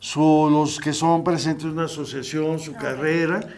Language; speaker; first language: Spanish; native; Spanish